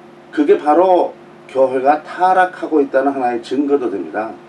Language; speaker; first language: Korean; native; Korean